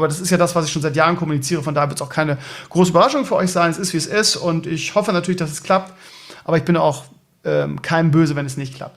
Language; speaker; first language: German; native; German